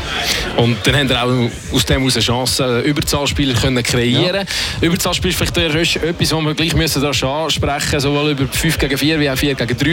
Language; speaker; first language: German; native; German